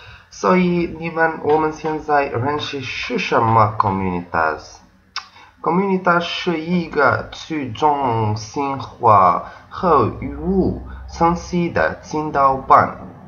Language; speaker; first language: Chinese; non-native, learner; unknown